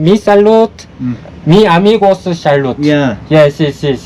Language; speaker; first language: Spanish; non-native, learner; Korean